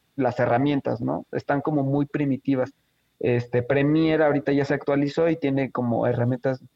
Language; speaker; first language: Spanish; native; Spanish